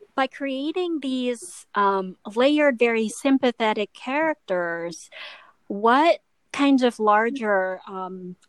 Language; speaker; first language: English; non-native, local second language; Filipino